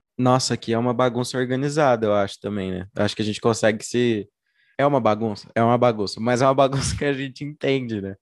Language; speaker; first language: Portuguese; native; Portuguese